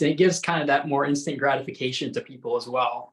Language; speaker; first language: English; native; English